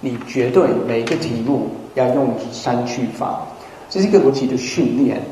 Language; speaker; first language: Chinese; non-native, fluent; English